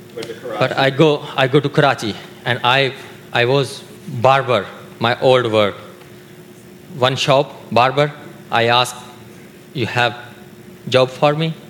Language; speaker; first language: English; non-native, learner; Urdu